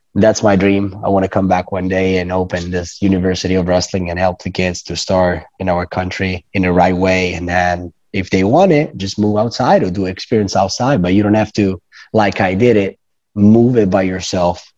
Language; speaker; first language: English; non-native, fluent; Italian